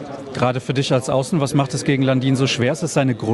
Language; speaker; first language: German; native; German